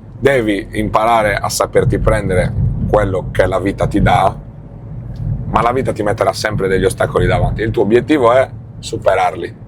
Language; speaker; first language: Italian; native; Italian